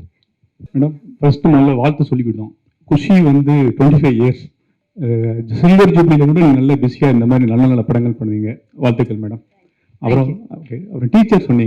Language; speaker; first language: Tamil; native; Tamil